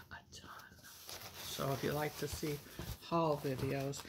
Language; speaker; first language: English; native; English